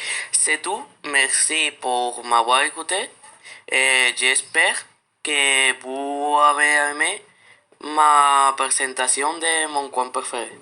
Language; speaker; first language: French; non-native, learner; Spanish